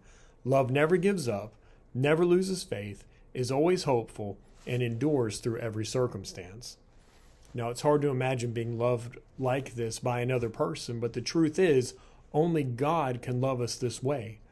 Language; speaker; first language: English; native; English